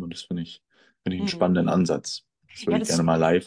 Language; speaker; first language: German; native; German